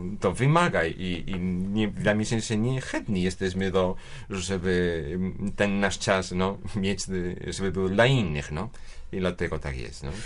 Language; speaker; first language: Polish; non-native, fluent; Spanish